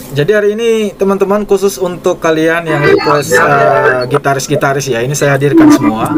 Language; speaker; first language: English; non-native, fluent; Indonesian